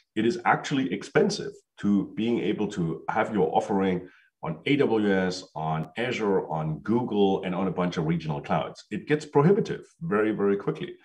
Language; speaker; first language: English; non-native, fluent; German